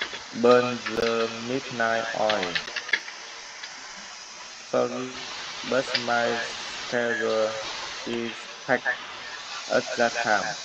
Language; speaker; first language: English; non-native, learner; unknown